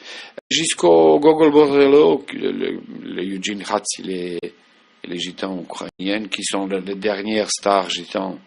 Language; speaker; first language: French; non-native, fluent; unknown